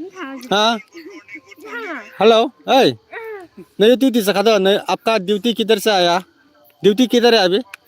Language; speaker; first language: Hindi; non-native, local second language; Bodo